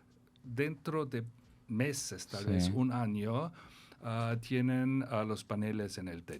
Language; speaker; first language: Spanish; non-native, fluent; German